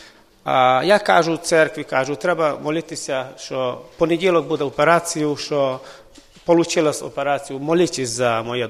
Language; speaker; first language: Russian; non-native, local second language; Ukrainian